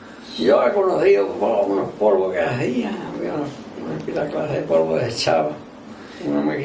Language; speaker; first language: Spanish; native; Spanish